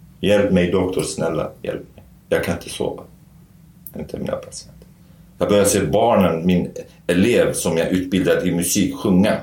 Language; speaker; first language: Swedish; non-native, fluent; Kurdish